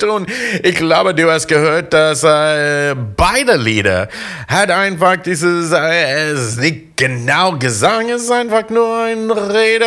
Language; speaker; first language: German; non-native, learner; English